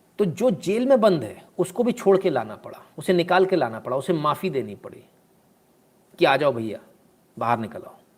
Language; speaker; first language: Hindi; native; Hindi